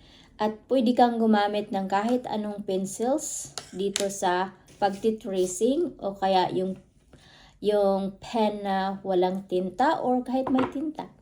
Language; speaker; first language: Filipino; non-native, local second language; Cebuano